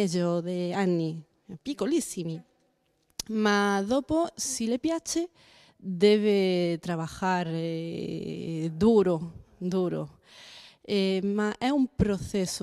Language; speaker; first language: Italian; non-native, learner; Spanish